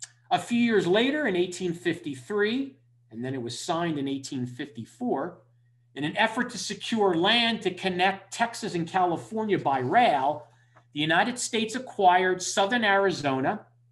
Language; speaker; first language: English; native; English